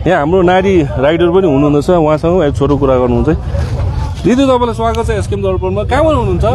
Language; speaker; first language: Nepali; native; Nepali